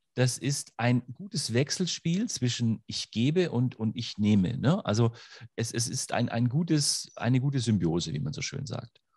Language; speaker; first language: German; native; German